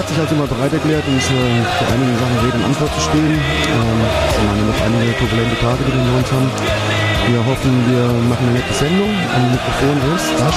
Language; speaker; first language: German; native; German